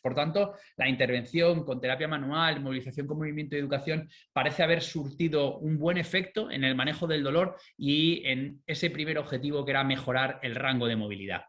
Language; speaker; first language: Spanish; native; Spanish